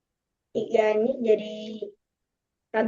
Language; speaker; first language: Indonesian; native; Indonesian